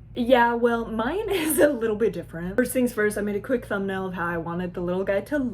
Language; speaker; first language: English; native; English